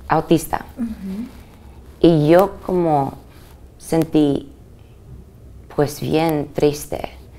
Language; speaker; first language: Spanish; early bilingual, other home language; English